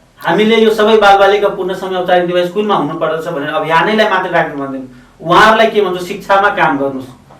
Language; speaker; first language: Nepali; non-native, local second language; Maithili